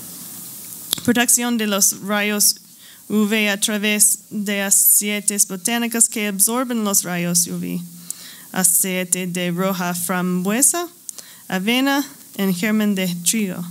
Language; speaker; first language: Spanish; non-native, learner; English